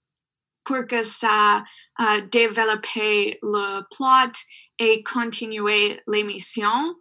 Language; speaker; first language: French; non-native, learner; English